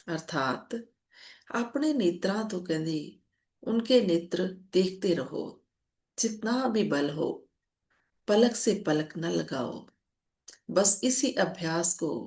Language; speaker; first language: Hindi; non-native, local second language; Punjabi